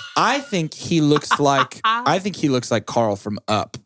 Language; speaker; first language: English; native; English